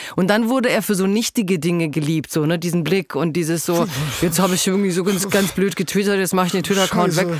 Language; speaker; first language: German; early bilingual, other home language; Croatian